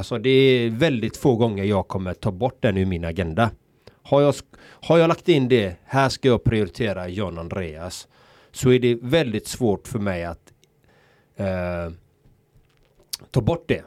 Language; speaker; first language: Swedish; native; Swedish